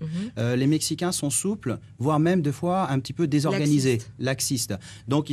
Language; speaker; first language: French; native; French